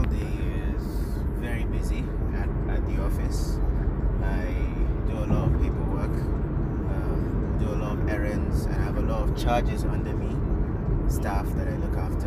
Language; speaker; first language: English; non-native, local second language; Hausa